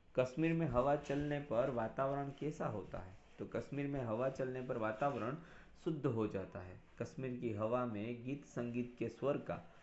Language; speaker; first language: Hindi; non-native, local second language; Gujarati